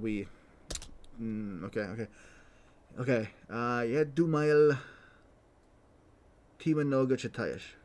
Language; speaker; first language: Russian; non-native, learner; English